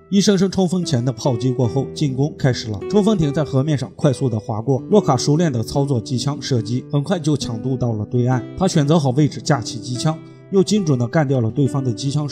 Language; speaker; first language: Chinese; native; Chinese